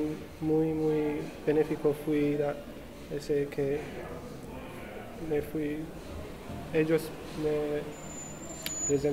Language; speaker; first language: Spanish; non-native, learner; English